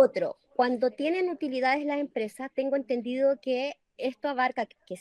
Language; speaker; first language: Spanish; native; Spanish